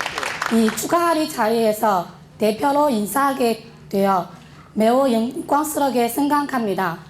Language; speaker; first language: Korean; non-native, learner; Chinese